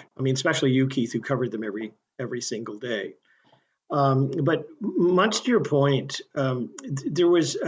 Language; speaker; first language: English; native; English